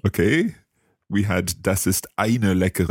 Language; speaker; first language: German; non-native, learner; English